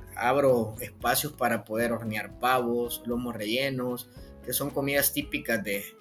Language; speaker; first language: Spanish; native; Spanish